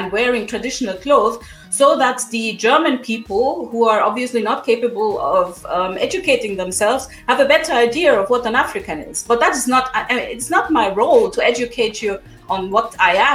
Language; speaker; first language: English; non-native, local second language; German